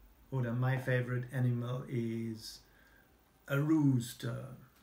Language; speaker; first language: English; non-native, fluent; German